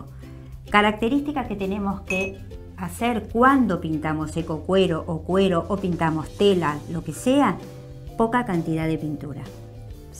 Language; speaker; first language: Spanish; native; Spanish